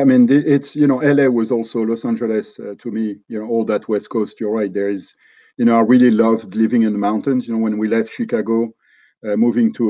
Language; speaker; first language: English; non-native, fluent; French